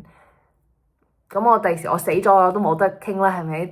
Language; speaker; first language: Cantonese; early bilingual, heritage; Cantonese